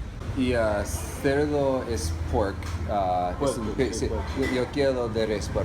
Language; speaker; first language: Spanish; non-native, learner; English